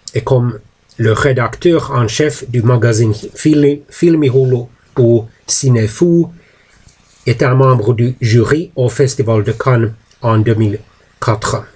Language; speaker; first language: French; non-native, fluent; Finnish